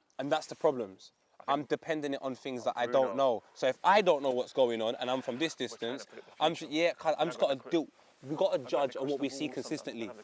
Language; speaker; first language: English; native; English